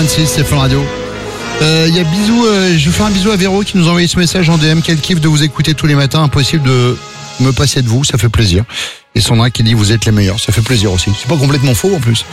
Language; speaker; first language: French; native; French